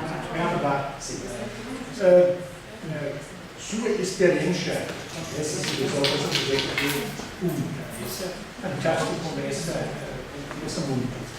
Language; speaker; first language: Portuguese; non-native, fluent; Danish